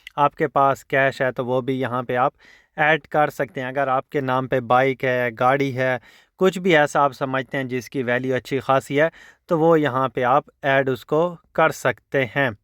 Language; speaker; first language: Urdu; non-native, local second language; Saraiki